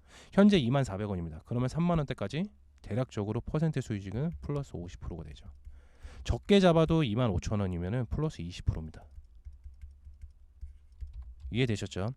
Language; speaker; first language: Korean; native; Korean